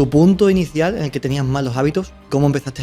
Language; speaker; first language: Spanish; native; Spanish